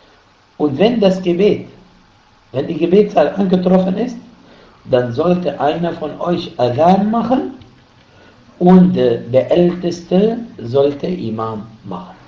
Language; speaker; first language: German; non-native, fluent; Arabic